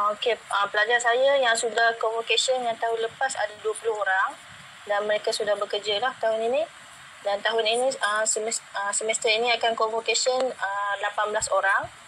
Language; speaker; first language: Malay; native; Malay